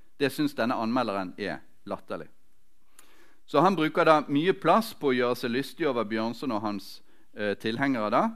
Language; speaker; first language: Norwegian; native; Norwegian